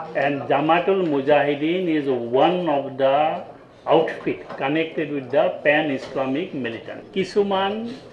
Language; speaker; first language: English; non-native, local second language; Assamese